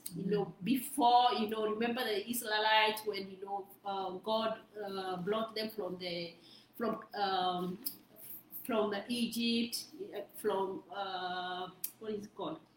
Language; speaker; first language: English; non-native, local second language; Kikuyu